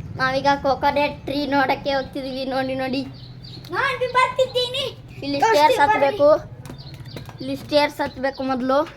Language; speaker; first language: Kannada; native; Kannada